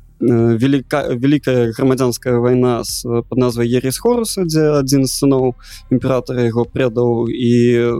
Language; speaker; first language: Belarusian; non-native, local second language; Russian